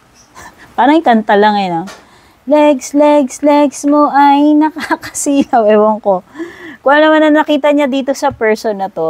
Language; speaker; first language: Filipino; native; Filipino